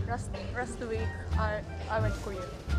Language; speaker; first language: English; non-native, learner; Japanese